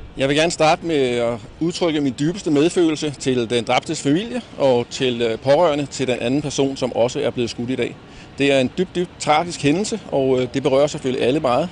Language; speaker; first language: Danish; native; Danish